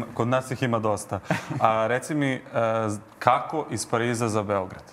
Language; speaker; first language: Bosnian; native; Bosnian